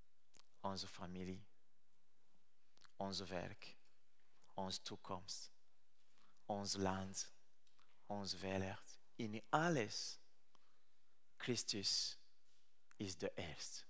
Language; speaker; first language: Dutch; non-native, learner; Rundi